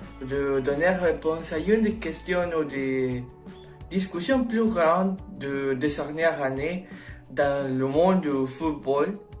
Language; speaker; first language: French; non-native, learner; Spanish